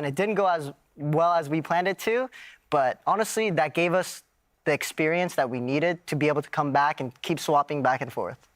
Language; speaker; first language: English; native; English